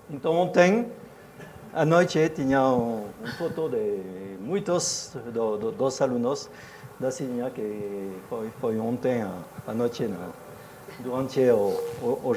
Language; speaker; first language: Portuguese; non-native, fluent; French